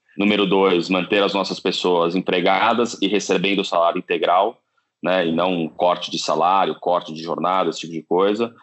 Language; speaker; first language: Portuguese; native; Portuguese